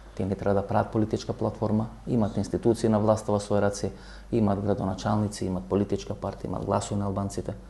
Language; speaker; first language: Macedonian; non-native, local second language; Albanian